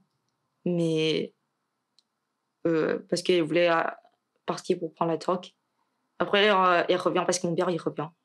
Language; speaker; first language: French; non-native, learner; Chinese